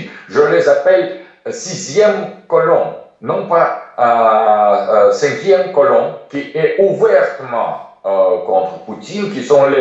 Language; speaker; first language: French; non-native, fluent; Russian